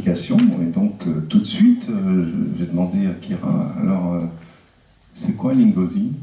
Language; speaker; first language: French; native; French